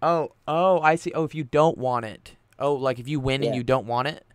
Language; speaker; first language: English; native; English